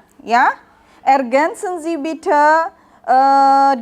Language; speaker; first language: German; non-native, learner; Indonesian